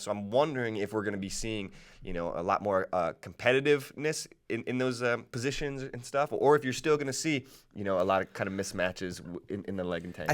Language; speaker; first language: English; native; English